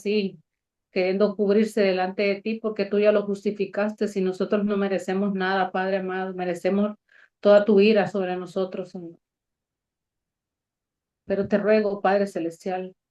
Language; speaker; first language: Spanish; native; Spanish